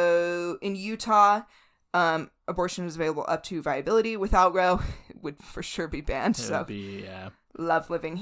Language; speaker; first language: English; native; English